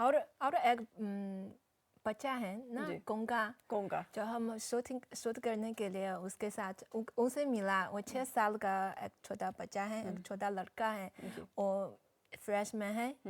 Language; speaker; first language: Hindi; non-native, fluent; Chinese